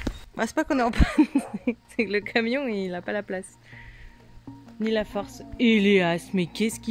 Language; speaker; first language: French; native; French